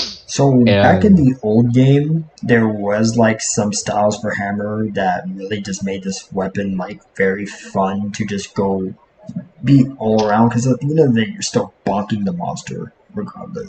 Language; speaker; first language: English; native; English